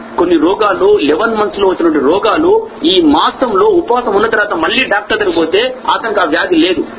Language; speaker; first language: Telugu; native; Telugu